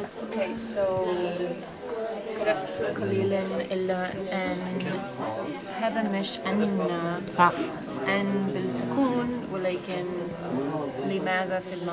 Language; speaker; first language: Arabic; non-native, learner; English